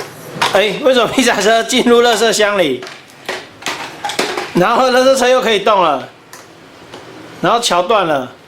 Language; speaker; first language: Chinese; native; Chinese